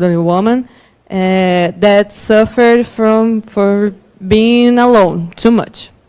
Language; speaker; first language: English; non-native, fluent; Portuguese